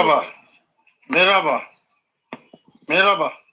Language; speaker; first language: Turkish; non-native, learner; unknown